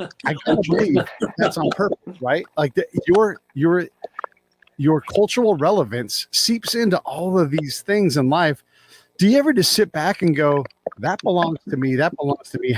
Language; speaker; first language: English; native; English